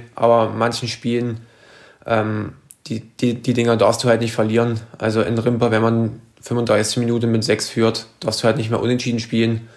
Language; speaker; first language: German; native; German